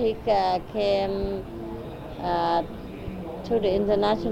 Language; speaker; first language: English; non-native, learner; Vietnamese